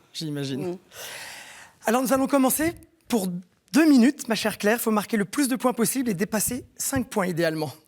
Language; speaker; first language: French; native; French